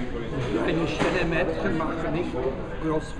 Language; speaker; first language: German; non-native, learner; Czech